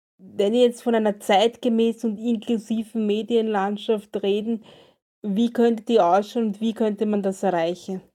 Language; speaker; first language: German; native; German